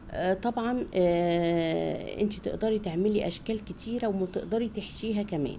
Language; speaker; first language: Arabic; native; Arabic